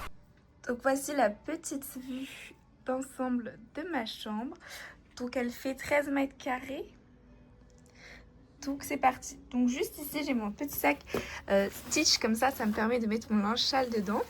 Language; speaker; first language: French; native; French